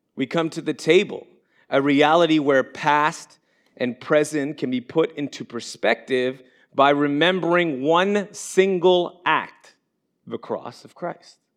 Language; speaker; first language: English; native; English